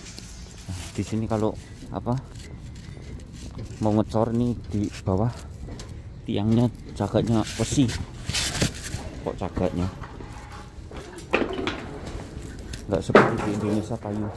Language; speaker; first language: Indonesian; non-native, local second language; Javanese